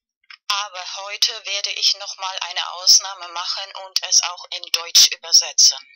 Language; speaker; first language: German; non-native, learner; Spanish